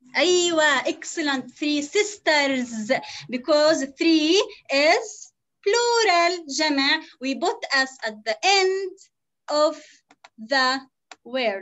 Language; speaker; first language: English; non-native, fluent; Arabic